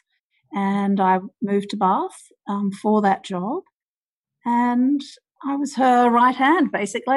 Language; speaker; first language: English; native; English